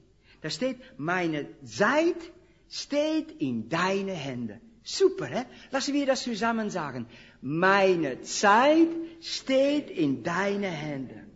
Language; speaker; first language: German; non-native, fluent; Dutch